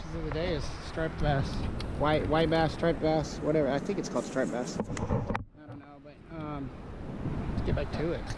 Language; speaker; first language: English; native; English